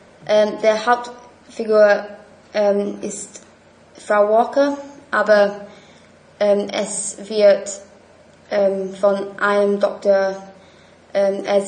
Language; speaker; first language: German; non-native, learner; English